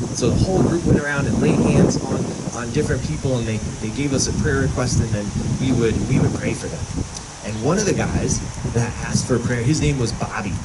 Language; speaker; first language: English; native; English